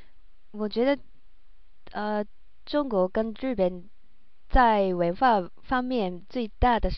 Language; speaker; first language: Chinese; non-native, learner; Japanese